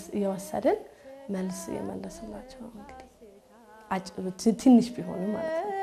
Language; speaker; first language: Amharic; early bilingual, heritage; Amharic